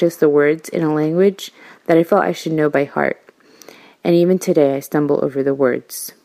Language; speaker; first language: English; early bilingual, other home language; Spanish